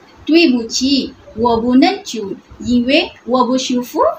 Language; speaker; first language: Chinese; non-native, learner; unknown